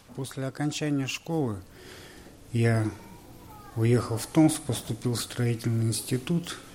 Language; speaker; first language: Russian; native; Russian